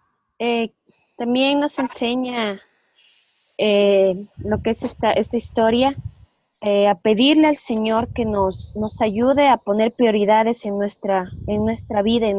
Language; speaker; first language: Spanish; non-native, fluent; English